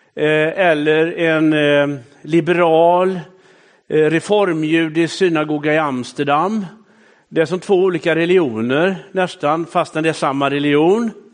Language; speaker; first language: Swedish; native; Swedish